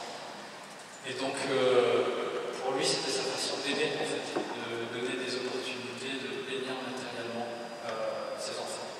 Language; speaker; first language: French; non-native, local second language; Malagasy